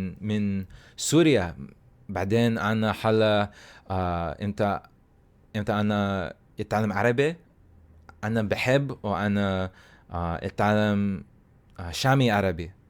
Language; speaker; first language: Arabic; non-native, learner; English